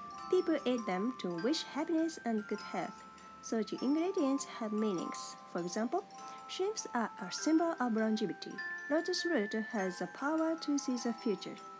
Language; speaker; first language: English; non-native, fluent; Japanese